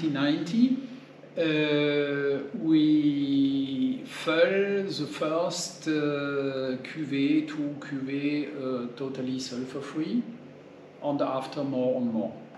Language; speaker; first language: English; non-native, learner; French